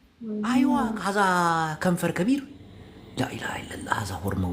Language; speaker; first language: Arabic; non-native, learner; Amharic